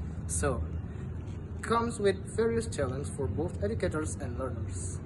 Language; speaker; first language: English; non-native, learner; Indonesian